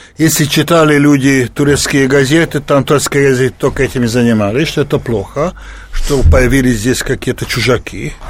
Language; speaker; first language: Russian; non-native, fluent; Hungarian